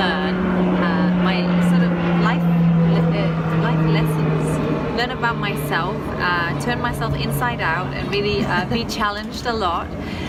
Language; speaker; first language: English; non-native, fluent; Danish